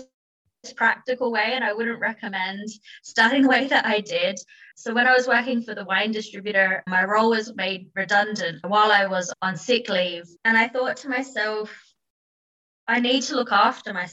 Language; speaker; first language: English; native; English